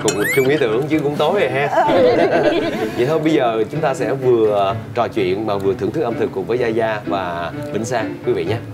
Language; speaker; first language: Vietnamese; native; Vietnamese